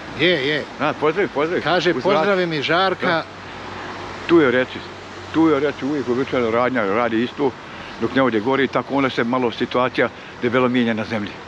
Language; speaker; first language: Bosnian; native; Bosnian